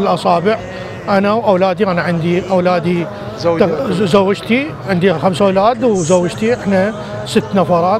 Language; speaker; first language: Arabic; native; Arabic